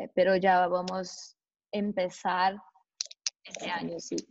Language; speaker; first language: Spanish; non-native, learner; Portuguese